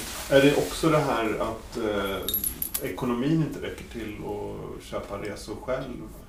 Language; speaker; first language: Swedish; native; Swedish